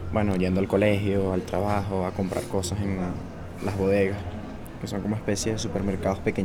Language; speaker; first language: Spanish; native; Spanish